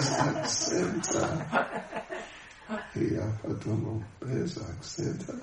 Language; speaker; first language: Russian; non-native, learner; English